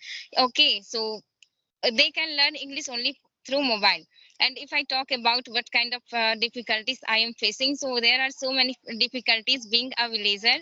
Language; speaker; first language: English; non-native, learner; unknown